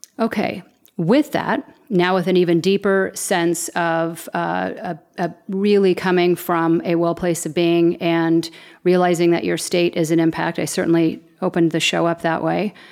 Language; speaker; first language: English; native; English